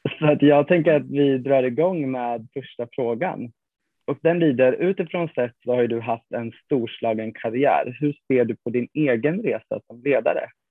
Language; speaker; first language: Swedish; native; Swedish